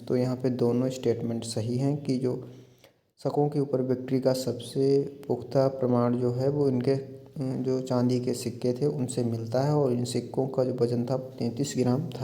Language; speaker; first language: Hindi; native; Hindi